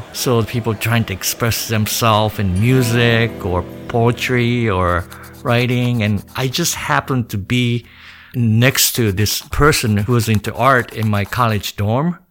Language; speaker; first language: English; early bilingual, other home language; Japanese